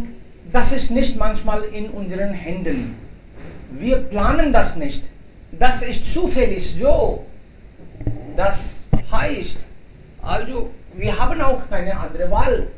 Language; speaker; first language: German; non-native, fluent; Hindi